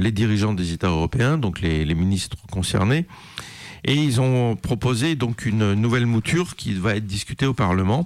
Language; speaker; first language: French; native; French